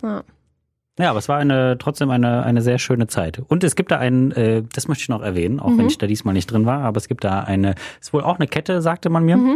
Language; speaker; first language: German; native; German